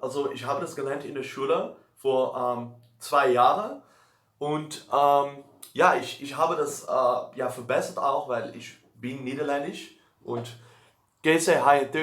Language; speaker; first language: German; non-native, learner; Dutch